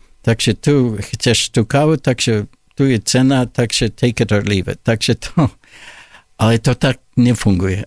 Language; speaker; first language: Slovak; non-native, fluent; English